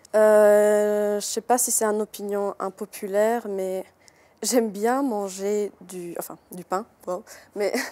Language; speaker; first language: French; native; French